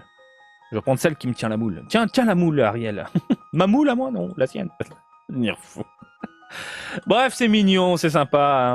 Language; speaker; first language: French; native; French